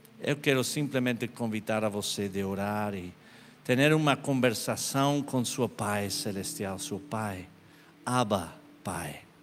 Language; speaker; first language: Portuguese; non-native, learner; Spanish